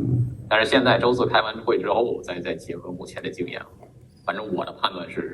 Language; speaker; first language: Chinese; native; Chinese